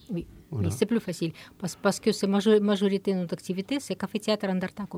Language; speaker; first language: French; non-native, learner; Russian